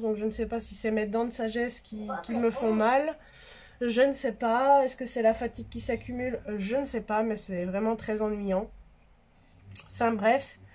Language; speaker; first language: French; native; French